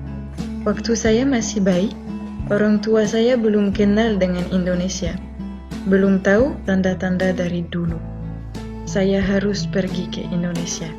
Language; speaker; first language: Indonesian; non-native, fluent; French